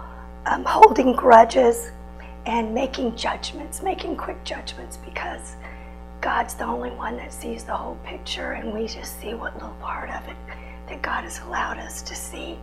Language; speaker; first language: English; native; English